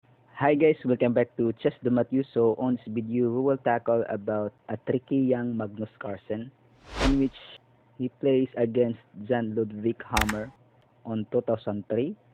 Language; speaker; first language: English; non-native, local second language; Filipino